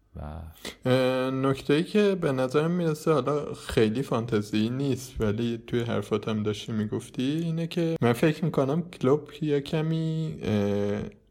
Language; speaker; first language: Persian; native; Persian